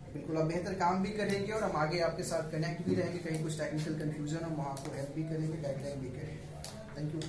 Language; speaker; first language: Hindi; native; Hindi